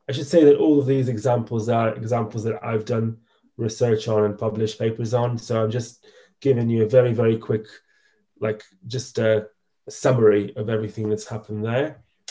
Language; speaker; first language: English; non-native, fluent; Macedonian